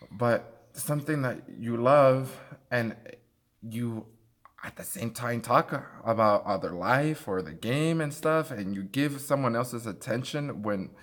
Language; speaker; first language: English; early bilingual, other home language; Spanish